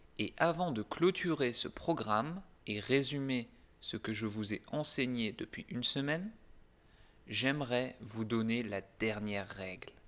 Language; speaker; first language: French; native; French